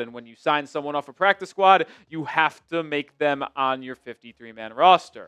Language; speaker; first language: English; native; English